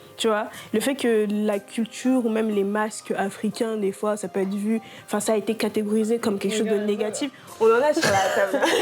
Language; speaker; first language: French; non-native, local second language; Lingala